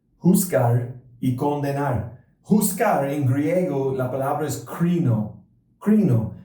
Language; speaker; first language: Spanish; non-native, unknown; English